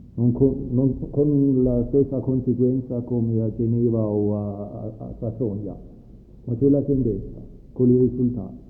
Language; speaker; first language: Italian; non-native, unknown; German